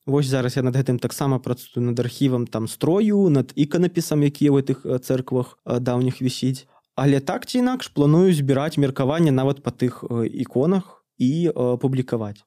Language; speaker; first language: Belarusian; native; Belarusian